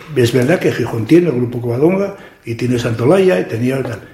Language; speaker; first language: Spanish; native; Spanish